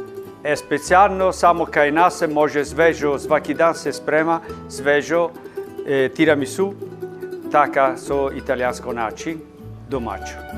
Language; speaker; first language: Macedonian; non-native, learner; Italian